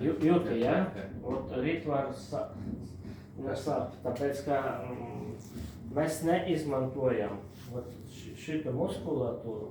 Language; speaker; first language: Latvian; non-native, local second language; Russian